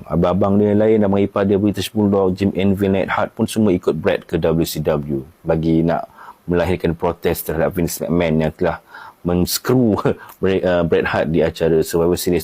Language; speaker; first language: Malay; native; Malay